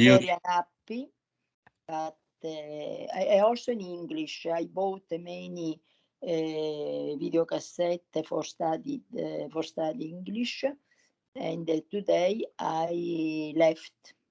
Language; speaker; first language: English; non-native, learner; Italian